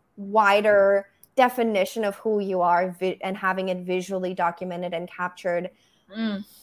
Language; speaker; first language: English; non-native, fluent; German